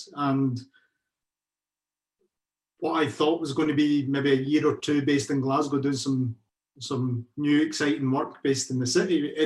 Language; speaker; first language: English; native; English